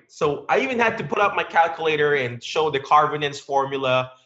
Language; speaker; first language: English; non-native, local second language; Filipino